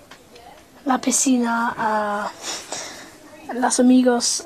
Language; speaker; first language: Spanish; non-native, learner; English